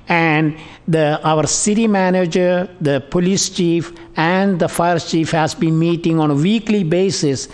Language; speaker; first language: English; non-native, local second language; Tamil